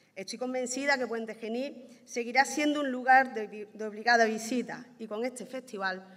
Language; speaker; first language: Spanish; native; Spanish